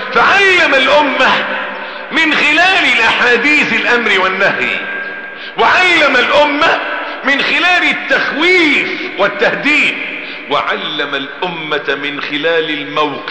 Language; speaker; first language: Arabic; native; Arabic